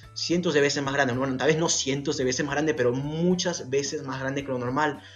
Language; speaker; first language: Spanish; native; Spanish